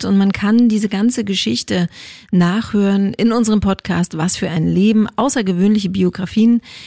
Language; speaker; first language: German; native; German